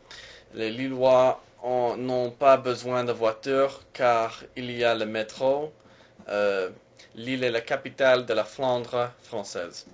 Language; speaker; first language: French; non-native, learner; English